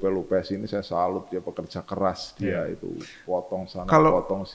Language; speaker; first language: Indonesian; native; Indonesian